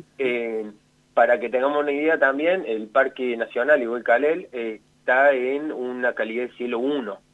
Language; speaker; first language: Spanish; native; Spanish